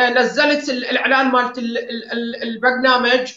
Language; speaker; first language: Arabic; native; Arabic